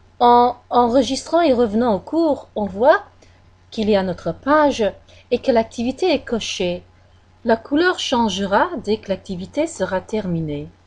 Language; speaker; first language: French; non-native, fluent; English